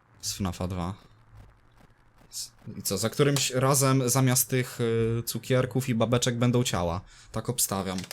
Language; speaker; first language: Polish; native; Polish